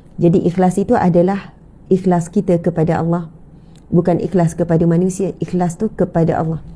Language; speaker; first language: Malay; native; Malay